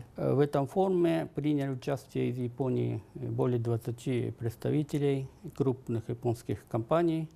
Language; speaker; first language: Russian; non-native, fluent; Japanese